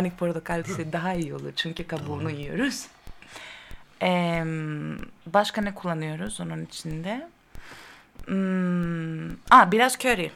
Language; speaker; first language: Turkish; non-native, learner; Greek